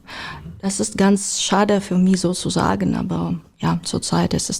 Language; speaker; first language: German; non-native, learner; Ukrainian